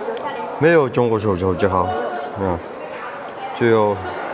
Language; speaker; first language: Chinese; non-native, learner; Mongolian